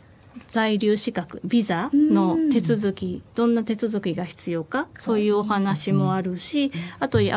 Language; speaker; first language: Japanese; native; Japanese